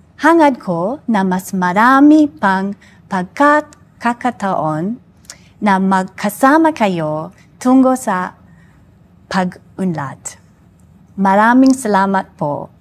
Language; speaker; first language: Filipino; non-native, learner; English